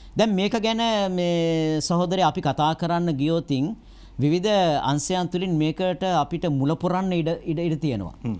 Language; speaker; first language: Sinhala; non-native, local second language; Tamil